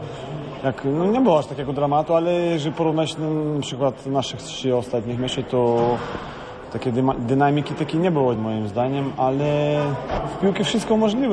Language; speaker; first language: Polish; non-native, fluent; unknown